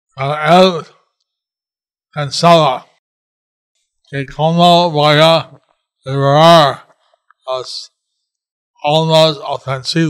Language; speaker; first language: Spanish; non-native, learner; English